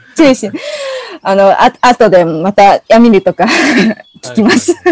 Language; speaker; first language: Japanese; non-native, learner; English